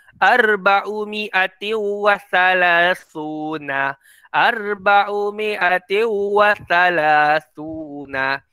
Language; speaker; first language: Arabic; non-native, fluent; Malay